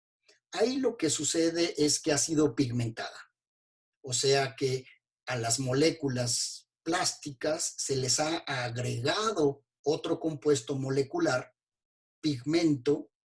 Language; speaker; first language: Spanish; native; Spanish